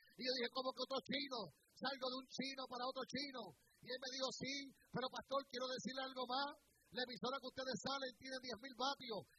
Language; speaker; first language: Spanish; native; Spanish